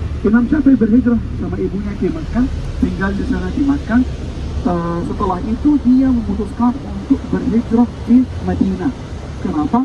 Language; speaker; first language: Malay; non-native, fluent; Arabic